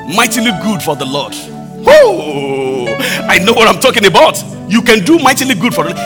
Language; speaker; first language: English; non-native, local second language; Yoruba